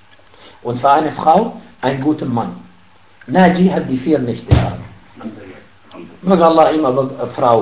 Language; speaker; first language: German; non-native, fluent; Arabic